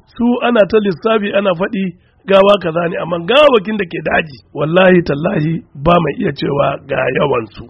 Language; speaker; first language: Hausa; non-native, local second language; Fula